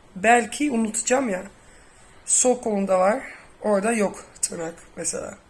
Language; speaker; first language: Turkish; early bilingual, heritage; Turkish